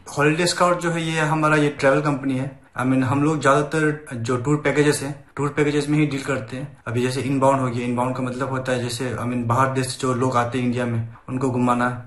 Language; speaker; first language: Hindi; non-native, local second language; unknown